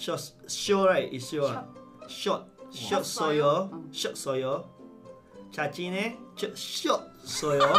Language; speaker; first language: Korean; non-native, learner; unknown